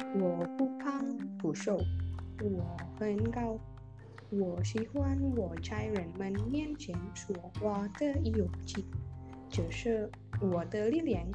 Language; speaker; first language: Chinese; non-native, learner; Indonesian